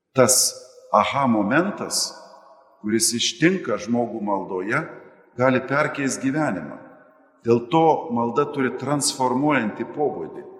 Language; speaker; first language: Lithuanian; native; Lithuanian